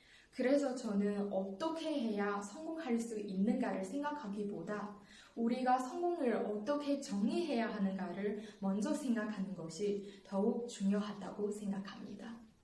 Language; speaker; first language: Korean; non-native, fluent; Chinese